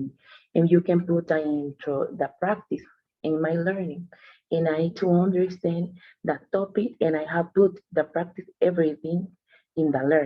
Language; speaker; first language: English; non-native, learner; Spanish